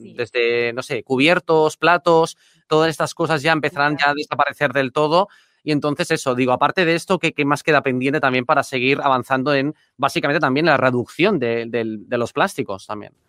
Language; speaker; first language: Spanish; native; Spanish